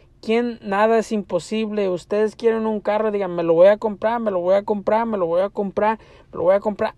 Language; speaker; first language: Spanish; early bilingual, heritage; Spanish